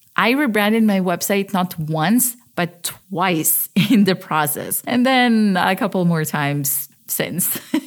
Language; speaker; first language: English; early bilingual, other home language; Russian